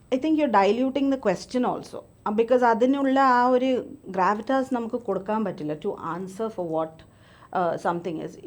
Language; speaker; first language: Malayalam; early bilingual, other home language; English